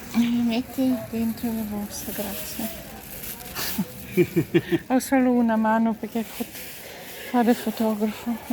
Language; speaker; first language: Italian; non-native, learner; English